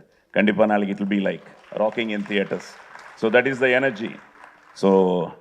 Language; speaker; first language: Tamil; non-native, local second language; Telugu